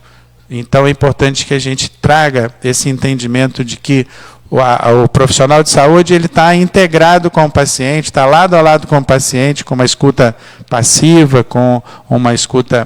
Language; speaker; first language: Portuguese; native; Portuguese